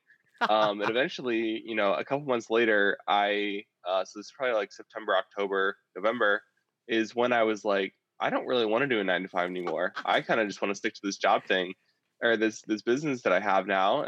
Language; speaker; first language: English; native; English